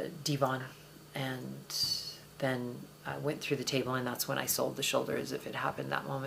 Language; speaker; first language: English; native; English